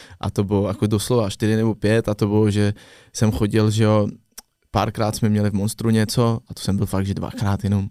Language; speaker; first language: Czech; non-native, fluent; French